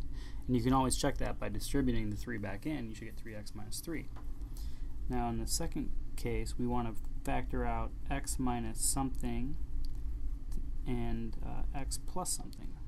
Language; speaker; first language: English; native; English